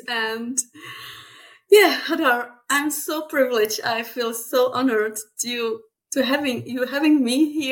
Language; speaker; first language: English; non-native, fluent; Czech